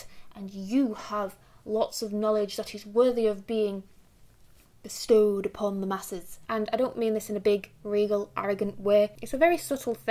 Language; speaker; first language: English; native; English